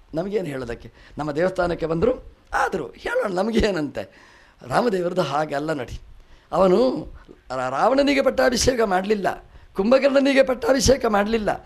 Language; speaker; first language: Kannada; non-native, local second language; Tulu